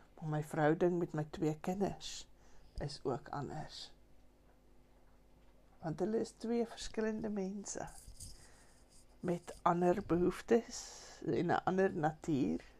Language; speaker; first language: Afrikaans; native; Afrikaans